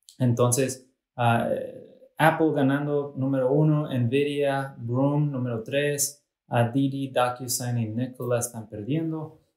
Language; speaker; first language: Spanish; early bilingual, heritage; Spanish